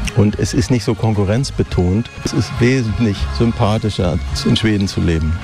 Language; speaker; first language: German; native; German